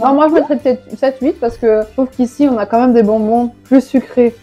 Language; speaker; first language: French; native; French